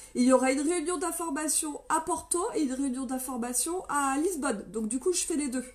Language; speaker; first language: French; native; French